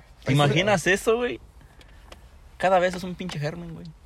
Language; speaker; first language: Spanish; early bilingual, heritage; Spanish